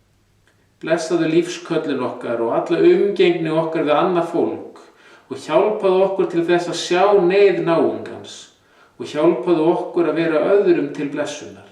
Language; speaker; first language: Icelandic; native; Icelandic